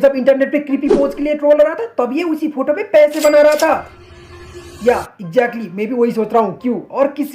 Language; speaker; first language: Hindi; native; Hindi